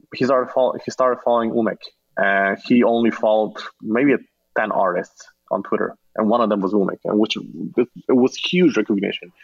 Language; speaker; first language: English; non-native, fluent; Slovenian